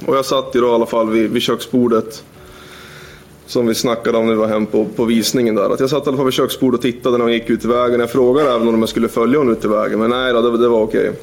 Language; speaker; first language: Swedish; native; Swedish